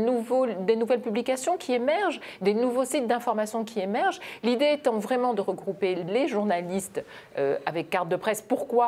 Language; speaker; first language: French; native; French